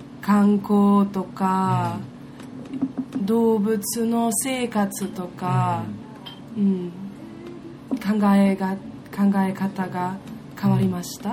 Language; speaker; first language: Japanese; non-native, learner; German